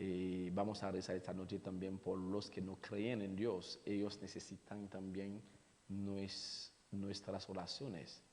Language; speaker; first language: Spanish; non-native, learner; Haitian Creole